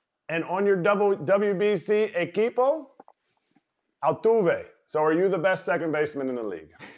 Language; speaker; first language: English; native; English